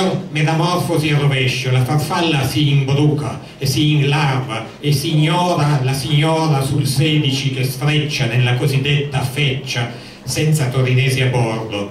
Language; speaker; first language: Italian; native; Italian